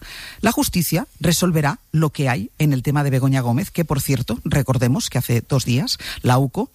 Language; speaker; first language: Spanish; native; Spanish